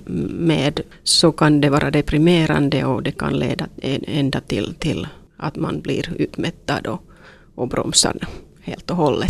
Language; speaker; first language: Swedish; non-native, local second language; Finnish